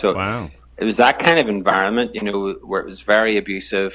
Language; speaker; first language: English; native; English